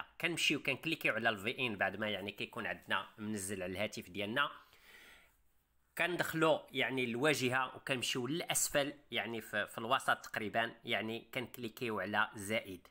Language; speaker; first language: Arabic; native; Arabic